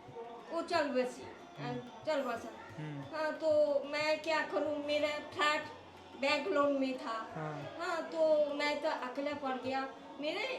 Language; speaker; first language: Hindi; non-native, local second language; Bangla